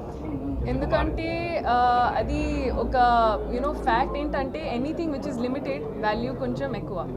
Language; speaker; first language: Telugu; non-native, learner; Hindi